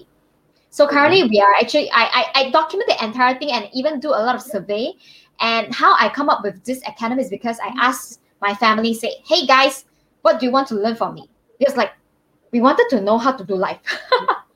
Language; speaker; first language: English; non-native, local second language; Chinese